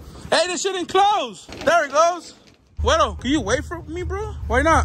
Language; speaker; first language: English; early bilingual, other home language; Spanish